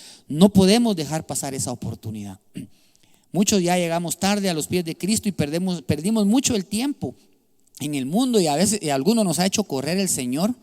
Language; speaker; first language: Spanish; native; Spanish